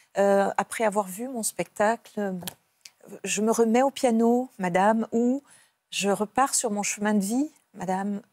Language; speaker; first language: French; native; French